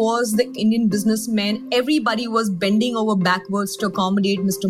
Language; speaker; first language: English; non-native, local second language; Urdu